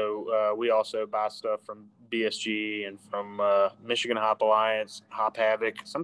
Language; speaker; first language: English; native; English